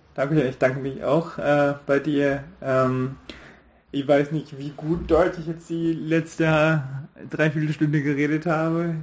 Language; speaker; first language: German; non-native, fluent; Hindi